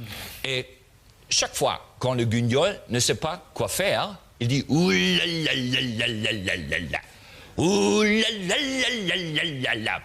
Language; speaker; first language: French; non-native, learner; German